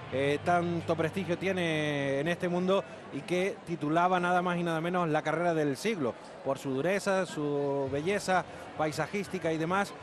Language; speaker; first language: Spanish; native; Spanish